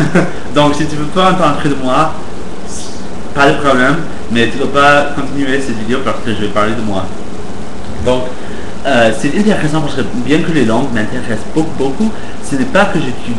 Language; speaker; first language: French; non-native, fluent; English